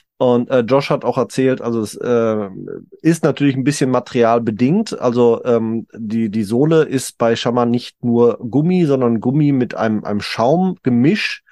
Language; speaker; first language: German; native; German